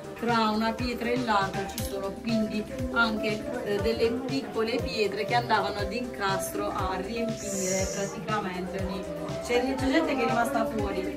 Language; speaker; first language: Italian; native; Italian